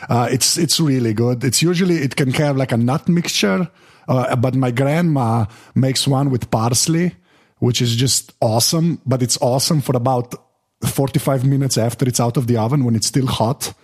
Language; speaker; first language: English; non-native, fluent; Slovenian